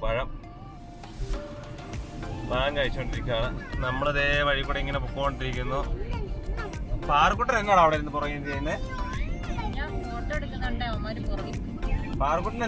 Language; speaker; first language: Malayalam; native; Malayalam